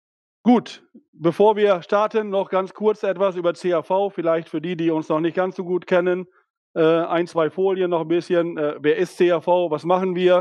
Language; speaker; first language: German; native; German